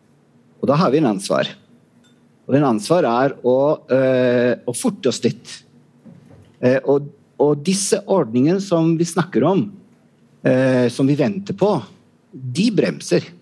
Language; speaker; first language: Norwegian; non-native, fluent; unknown